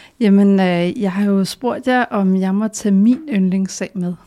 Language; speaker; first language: Danish; native; Danish